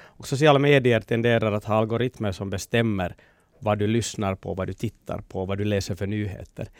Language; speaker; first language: Swedish; native; Swedish